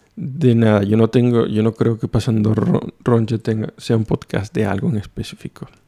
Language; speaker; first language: Spanish; native; Spanish